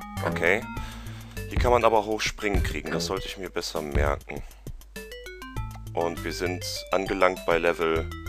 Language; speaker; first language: German; native; German